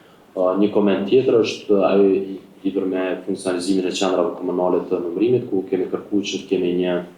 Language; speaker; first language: Albanian; native; Albanian